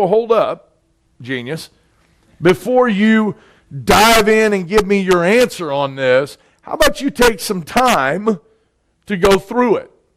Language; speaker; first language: English; native; English